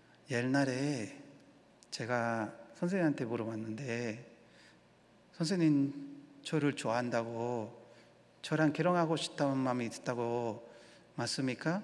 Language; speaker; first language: Korean; non-native, learner; Spanish